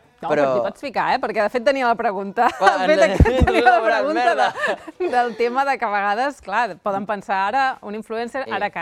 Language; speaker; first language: Catalan; native; Catalan